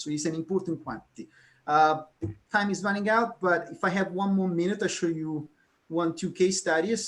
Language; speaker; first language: English; non-native, fluent; Italian